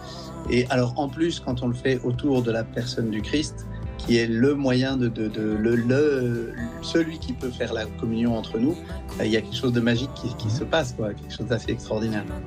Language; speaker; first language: French; native; French